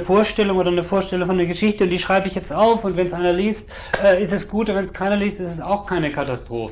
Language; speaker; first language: German; native; German